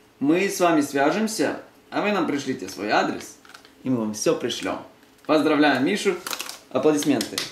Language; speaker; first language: Russian; native; Russian